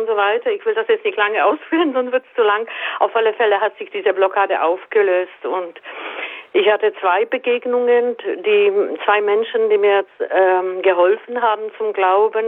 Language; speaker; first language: German; native; German